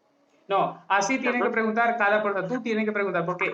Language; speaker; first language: Spanish; non-native, learner; Hindi